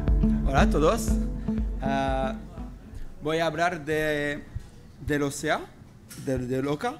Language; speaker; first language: Spanish; non-native, fluent; French